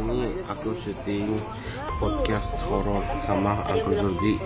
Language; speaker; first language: Indonesian; non-native, learner; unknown